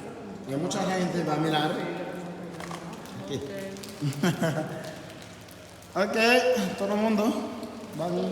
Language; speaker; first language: Spanish; non-native, learner; Haitian Creole